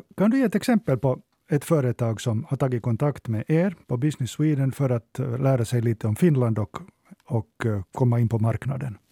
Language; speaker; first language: Swedish; native; Swedish